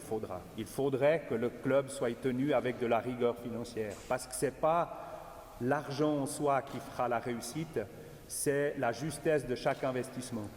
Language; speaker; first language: French; native; French